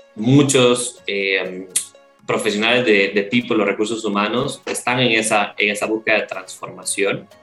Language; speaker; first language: Spanish; native; Spanish